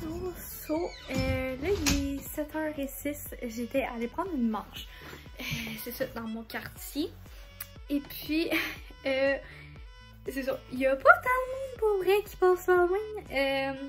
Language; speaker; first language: French; native; French